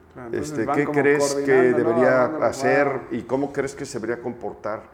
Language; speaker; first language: Spanish; native; Spanish